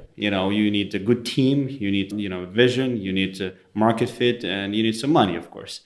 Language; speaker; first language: English; non-native, fluent; Russian